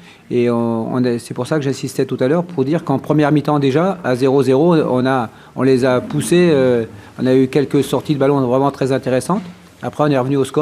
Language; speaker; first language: French; native; French